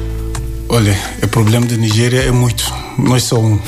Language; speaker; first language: Portuguese; non-native, learner; Yoruba